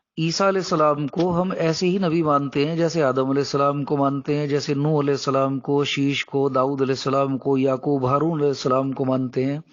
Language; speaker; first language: Urdu; native; Urdu